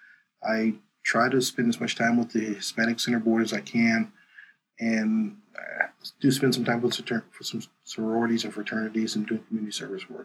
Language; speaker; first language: English; native; English